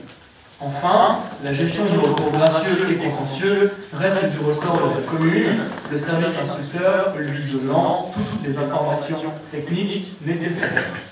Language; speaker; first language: French; native; French